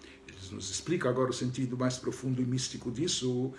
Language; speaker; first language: Portuguese; native; Portuguese